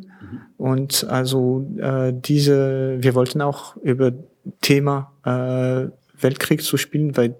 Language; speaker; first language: German; non-native, learner; French